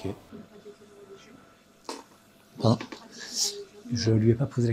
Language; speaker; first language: French; native; French